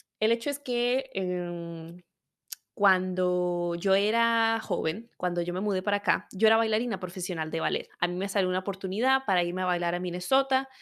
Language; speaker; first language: Spanish; native; Spanish